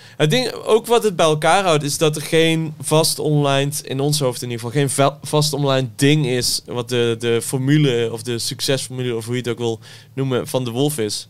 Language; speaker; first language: Dutch; native; Dutch